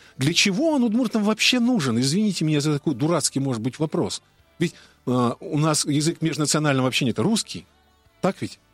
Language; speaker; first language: Russian; native; Russian